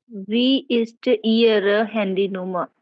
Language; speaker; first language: German; non-native, learner; Hindi